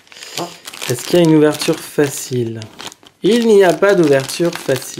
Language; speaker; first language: French; native; French